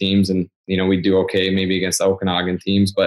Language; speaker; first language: English; native; English